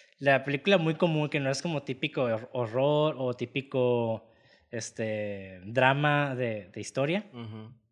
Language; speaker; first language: Spanish; native; Spanish